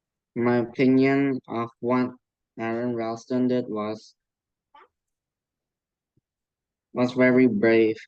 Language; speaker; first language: English; non-native, learner; Khmer